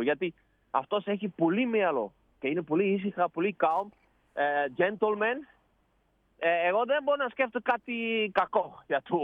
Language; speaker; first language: Greek; non-native, learner; Dutch